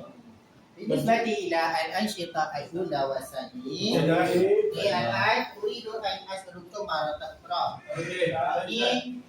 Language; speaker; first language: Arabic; non-native, learner; Malay